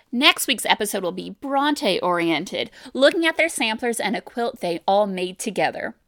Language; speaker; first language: English; native; English